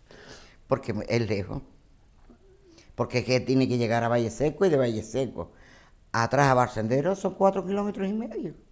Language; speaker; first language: Spanish; native; Spanish